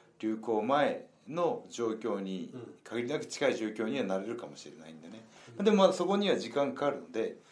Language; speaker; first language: Japanese; native; Japanese